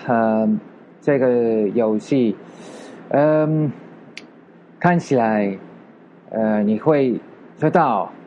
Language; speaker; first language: Chinese; non-native, learner; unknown